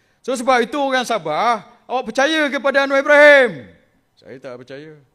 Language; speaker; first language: Malay; native; Malay